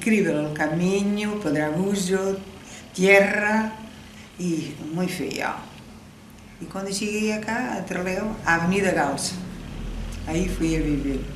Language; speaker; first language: Portuguese; early bilingual, heritage; Spanish